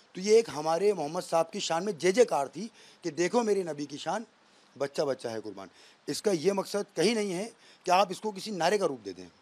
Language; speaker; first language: Hindi; native; Hindi